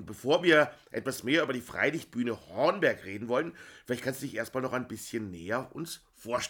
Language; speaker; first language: German; native; German